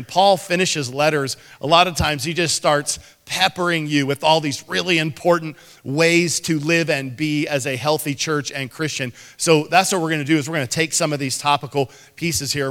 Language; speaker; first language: English; native; English